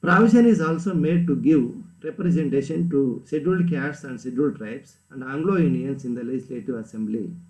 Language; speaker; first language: English; non-native, local second language; Kannada